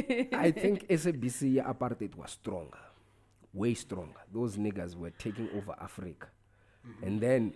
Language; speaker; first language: English; non-native, local second language; Tsonga